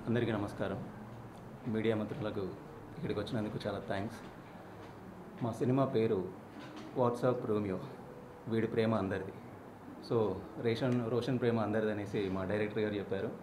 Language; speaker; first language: Telugu; native; Telugu